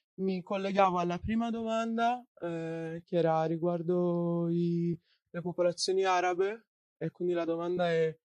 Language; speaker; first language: Italian; non-native, fluent; Persian